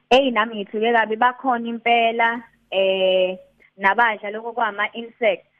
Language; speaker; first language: Zulu; native; Zulu